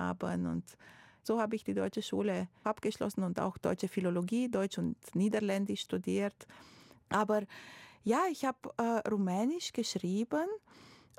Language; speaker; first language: German; non-native, fluent; Romanian